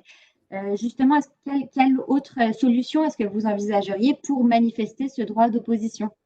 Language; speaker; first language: French; native; French